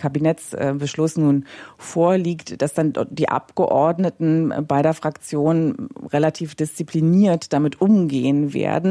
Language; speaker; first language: German; native; German